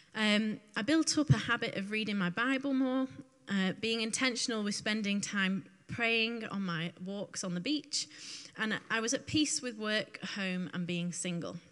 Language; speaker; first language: English; native; English